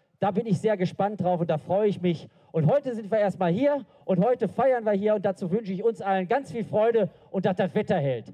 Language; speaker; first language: German; native; German